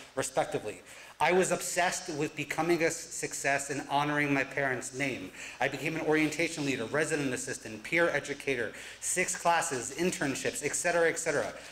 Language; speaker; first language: English; native; English